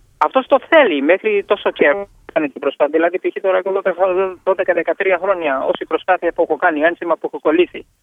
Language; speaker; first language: Greek; non-native, fluent; Kashmiri